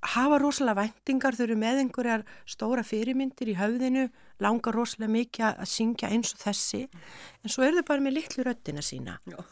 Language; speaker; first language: Icelandic; native; Icelandic